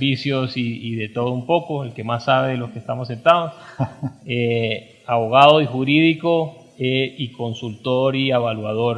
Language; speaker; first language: Spanish; native; Spanish